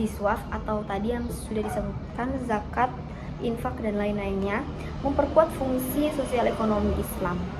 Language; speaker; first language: Indonesian; native; Indonesian